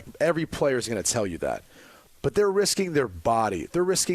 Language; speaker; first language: English; native; English